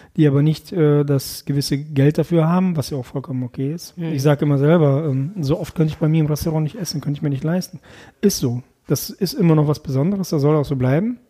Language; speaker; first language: German; early bilingual, other home language; Russian